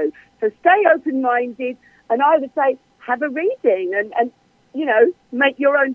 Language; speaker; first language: English; native; English